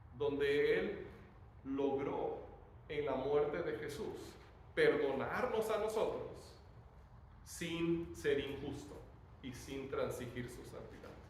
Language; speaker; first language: Spanish; native; Spanish